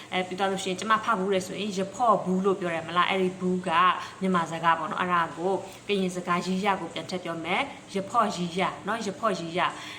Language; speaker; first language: Burmese; non-native, local second language; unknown